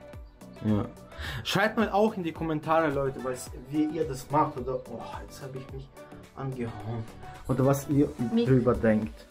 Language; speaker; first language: German; native; German